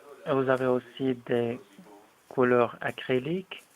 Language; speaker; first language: French; non-native, fluent; Arabic